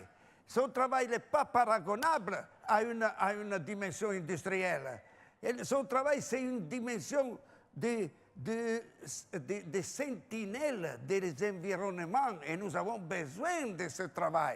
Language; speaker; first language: French; non-native, fluent; Italian